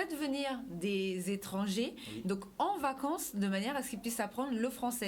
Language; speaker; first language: French; native; French